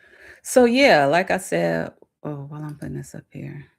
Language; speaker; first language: English; native; English